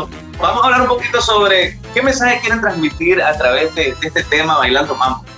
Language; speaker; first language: Spanish; native; Spanish